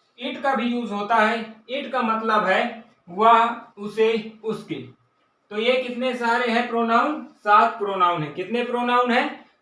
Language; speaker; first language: Hindi; native; Hindi